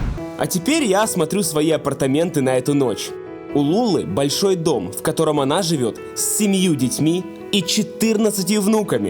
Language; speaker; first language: Russian; native; Russian